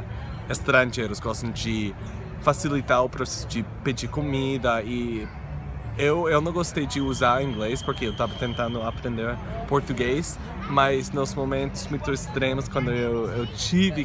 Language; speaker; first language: Portuguese; non-native, fluent; English